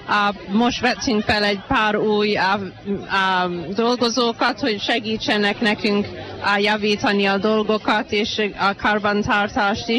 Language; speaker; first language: Hungarian; early bilingual, heritage; Hungarian